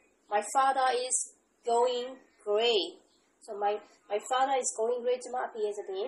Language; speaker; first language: English; non-native, fluent; Burmese